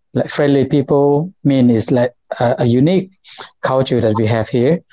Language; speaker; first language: English; non-native, learner; Lao